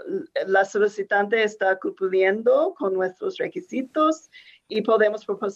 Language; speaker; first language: Spanish; non-native, fluent; English